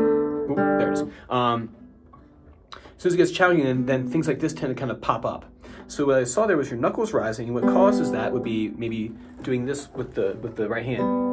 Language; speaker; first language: English; native; English